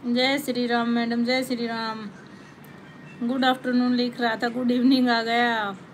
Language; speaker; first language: Hindi; native; Hindi